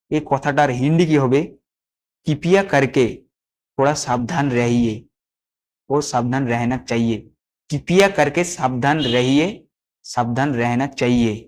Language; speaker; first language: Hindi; non-native, local second language; Bangla